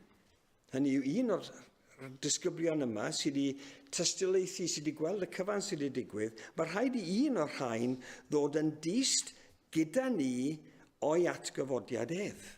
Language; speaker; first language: Welsh; native; Welsh